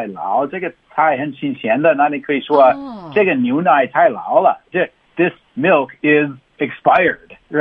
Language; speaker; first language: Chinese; non-native, learner; English